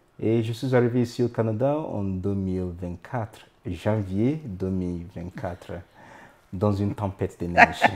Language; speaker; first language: French; non-native, fluent; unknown